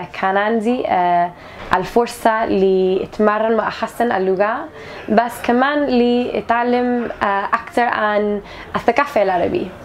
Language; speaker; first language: Arabic; non-native, learner; English